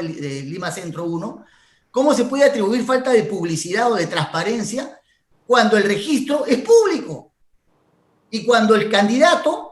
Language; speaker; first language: Spanish; native; Spanish